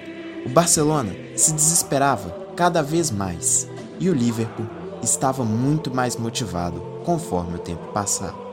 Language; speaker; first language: Portuguese; native; Portuguese